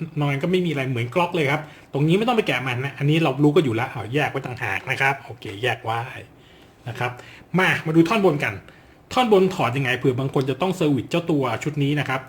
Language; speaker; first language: Thai; native; Thai